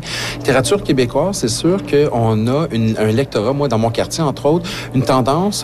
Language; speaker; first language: French; native; French